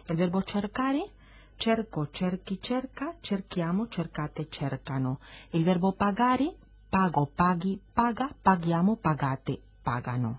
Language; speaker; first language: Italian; non-native, fluent; Spanish